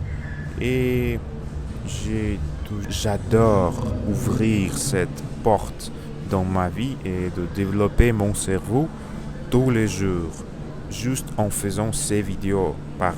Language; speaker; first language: French; non-native, learner; Russian